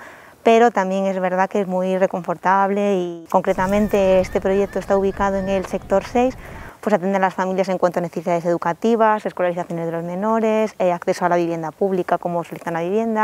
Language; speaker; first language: Spanish; native; Spanish